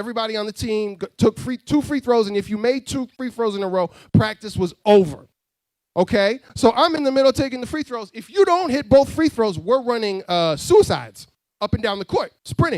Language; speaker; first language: English; native; English